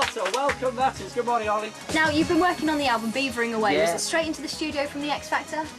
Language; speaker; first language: English; native; English